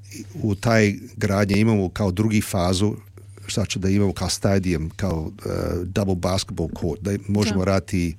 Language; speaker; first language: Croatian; early bilingual, heritage; Serbian